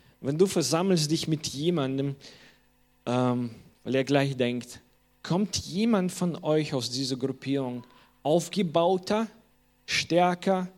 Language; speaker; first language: German; non-native, fluent; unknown